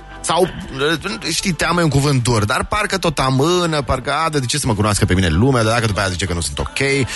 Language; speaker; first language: Romanian; native; Romanian